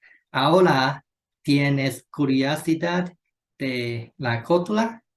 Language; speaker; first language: Spanish; non-native, learner; Chinese